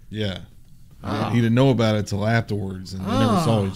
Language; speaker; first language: English; native; English